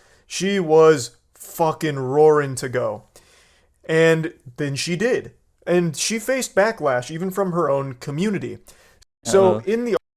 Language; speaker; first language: English; native; English